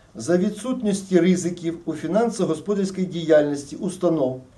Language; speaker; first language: Ukrainian; non-native, local second language; Russian